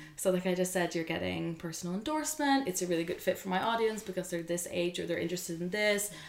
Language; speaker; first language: English; non-native, fluent; Dutch